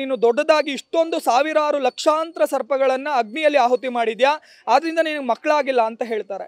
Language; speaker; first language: Kannada; native; Kannada